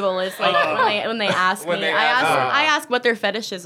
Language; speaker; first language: English; native; English